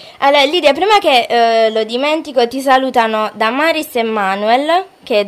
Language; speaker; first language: Italian; native; Italian